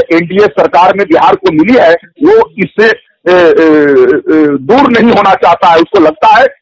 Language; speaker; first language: Hindi; native; Hindi